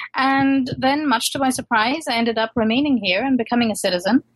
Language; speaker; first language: English; non-native, local second language; Urdu